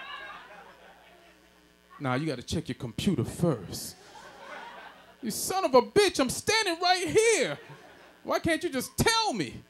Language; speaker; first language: English; native; English